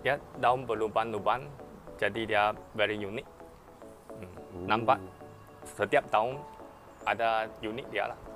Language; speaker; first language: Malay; non-native, local second language; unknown